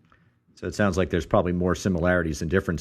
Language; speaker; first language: English; native; English